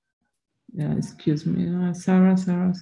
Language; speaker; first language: English; non-native, learner; Spanish